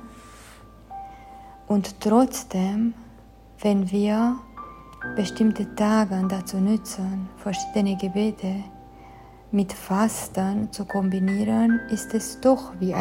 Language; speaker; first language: German; non-native, fluent; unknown